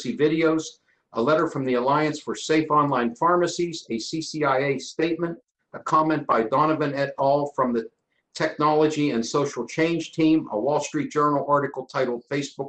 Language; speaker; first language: English; native; English